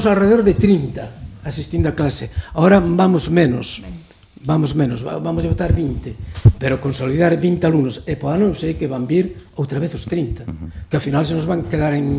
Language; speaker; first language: Galician; native; Galician